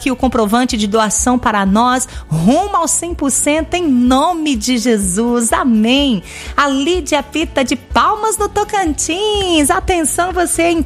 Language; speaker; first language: Portuguese; native; Portuguese